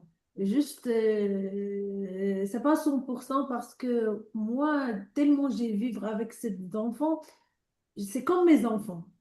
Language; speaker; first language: French; non-native, learner; Arabic